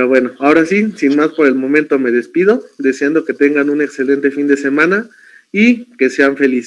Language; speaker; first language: Spanish; native; Spanish